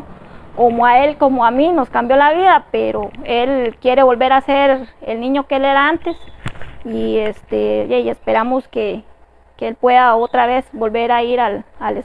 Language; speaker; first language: Spanish; native; Spanish